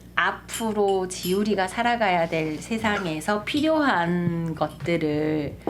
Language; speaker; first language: Korean; native; Korean